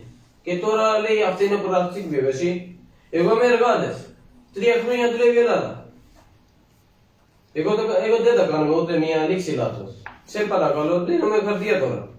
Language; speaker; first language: Greek; non-native, learner; Punjabi